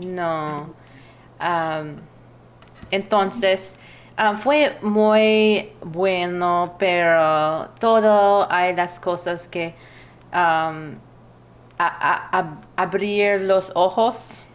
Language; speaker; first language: Spanish; non-native, learner; English